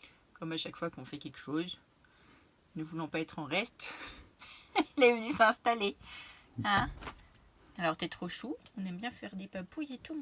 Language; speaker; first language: French; native; French